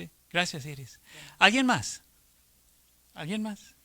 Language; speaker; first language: Spanish; non-native, fluent; English